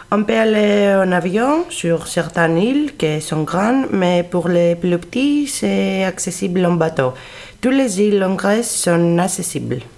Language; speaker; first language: French; non-native, fluent; Greek